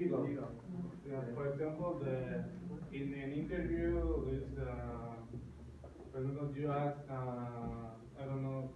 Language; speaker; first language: English; non-native, learner; Spanish